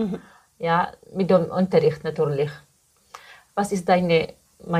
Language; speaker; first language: German; non-native, learner; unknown